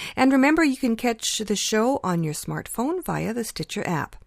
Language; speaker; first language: English; early bilingual, other home language; Ukrainian